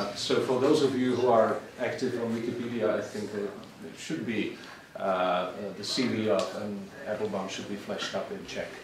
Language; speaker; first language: English; non-native, fluent; Czech